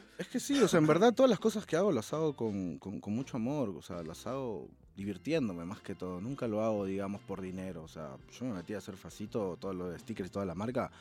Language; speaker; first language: Spanish; native; Spanish